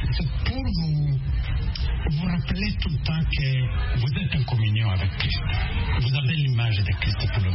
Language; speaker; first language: French; non-native, local second language; Kinyarwanda